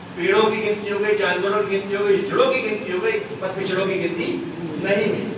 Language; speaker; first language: Hindi; native; Hindi